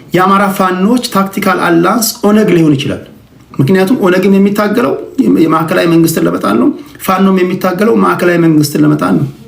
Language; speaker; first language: Amharic; native; Amharic